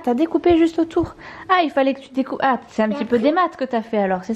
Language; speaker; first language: French; native; French